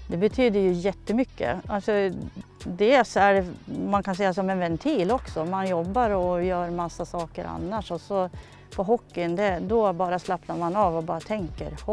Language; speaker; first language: Swedish; native; Swedish